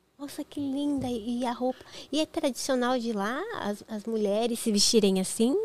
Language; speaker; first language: Portuguese; native; Portuguese